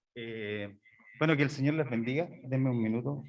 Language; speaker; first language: Spanish; native; Spanish